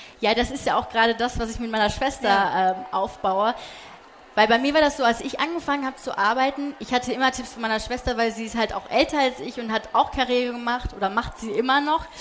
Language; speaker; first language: German; early bilingual, other home language; Polish